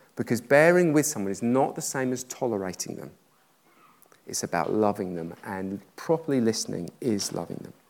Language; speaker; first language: English; native; English